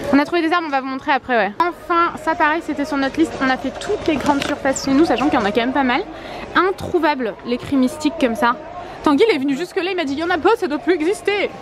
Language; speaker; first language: French; native; French